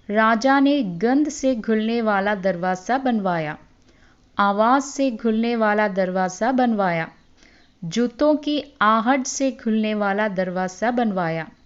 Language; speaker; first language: Hindi; non-native, local second language; Malayalam